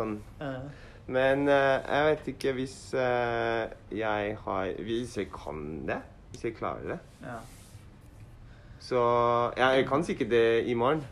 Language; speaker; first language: Norwegian; non-native, learner; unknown